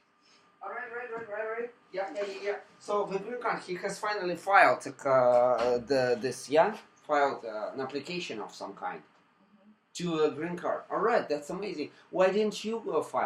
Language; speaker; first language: English; non-native, fluent; Russian